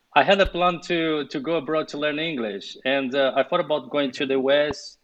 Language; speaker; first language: English; non-native, fluent; Portuguese